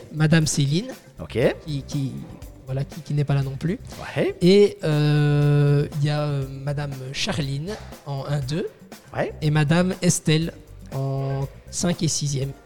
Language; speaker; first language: French; native; French